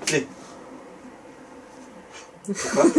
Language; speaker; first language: French; native; French